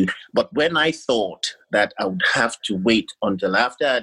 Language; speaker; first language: English; non-native, local second language; Yoruba